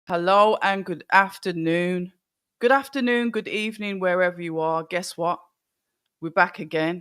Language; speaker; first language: English; native; English